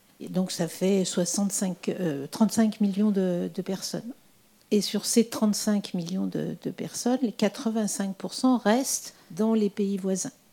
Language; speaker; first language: French; native; French